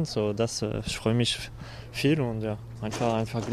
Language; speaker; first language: German; non-native, learner; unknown